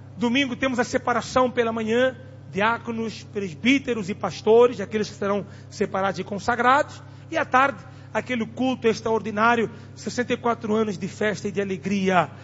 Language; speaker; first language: Portuguese; non-native, local second language; Tsonga